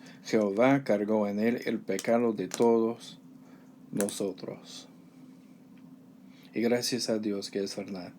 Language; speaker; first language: Spanish; non-native, learner; English